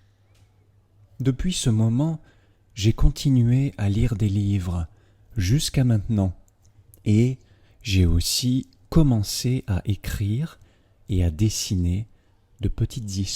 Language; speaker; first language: French; native; French